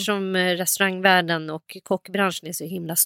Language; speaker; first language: Swedish; native; Swedish